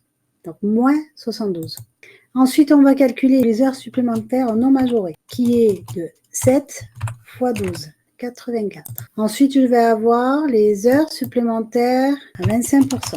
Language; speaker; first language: French; native; French